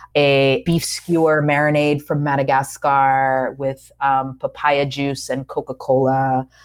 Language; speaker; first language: English; native; English